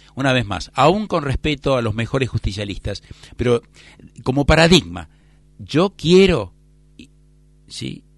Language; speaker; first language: Spanish; native; Spanish